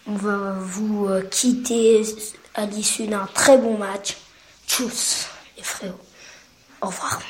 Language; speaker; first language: French; native; French